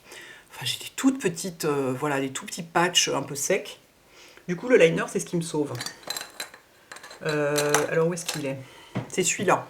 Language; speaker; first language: French; native; French